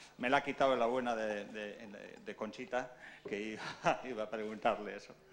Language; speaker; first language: Spanish; native; Spanish